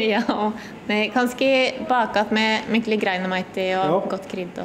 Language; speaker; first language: Icelandic; non-native, learner; Norwegian